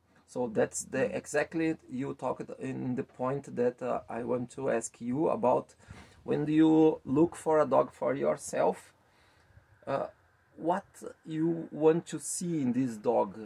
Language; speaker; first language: English; non-native, learner; Portuguese